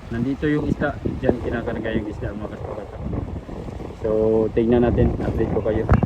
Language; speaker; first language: Filipino; non-native, local second language; Cebuano